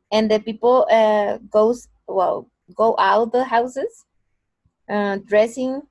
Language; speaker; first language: English; non-native, fluent; Spanish